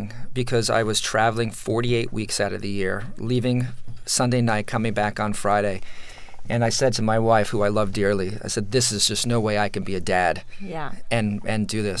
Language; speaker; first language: English; native; English